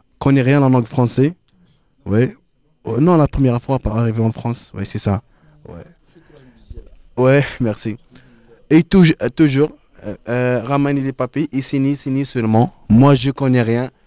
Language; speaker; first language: French; non-native, learner; Arabic